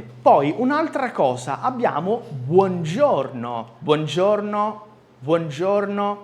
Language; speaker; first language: Italian; non-native, fluent; Portuguese